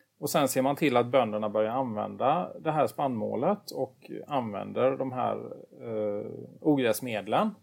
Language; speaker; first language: Swedish; native; Swedish